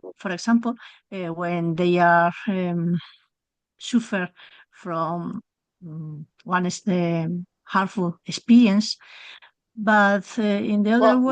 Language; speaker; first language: English; non-native, learner; Spanish